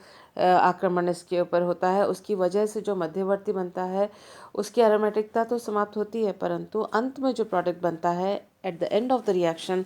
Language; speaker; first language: Hindi; native; Hindi